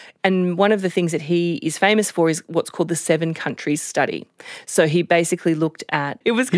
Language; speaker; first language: English; native; English